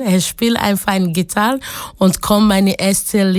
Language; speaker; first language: German; non-native, learner; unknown